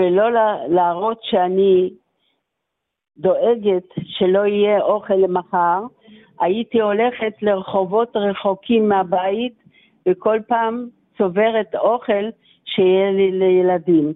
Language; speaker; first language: Hebrew; non-native, fluent; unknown